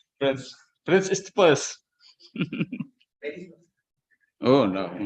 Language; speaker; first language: English; non-native, learner; Indonesian